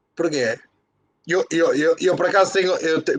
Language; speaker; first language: Portuguese; native; Portuguese